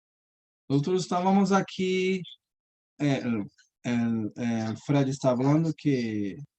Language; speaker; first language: Spanish; non-native, learner; Portuguese